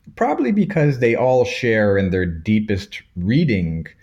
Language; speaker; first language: English; native; English